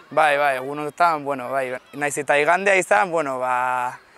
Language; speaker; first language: Basque; native; Basque